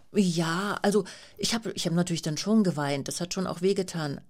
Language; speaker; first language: German; native; German